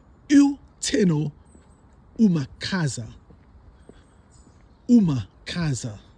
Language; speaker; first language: Portuguese; non-native, learner; English